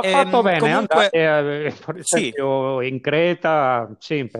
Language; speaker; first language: Italian; non-native, fluent; Spanish